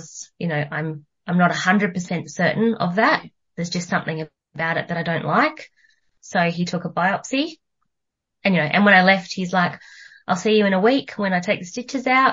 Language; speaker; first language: English; native; English